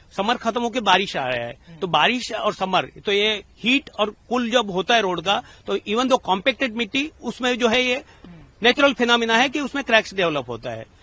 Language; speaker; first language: Hindi; non-native, local second language; Gujarati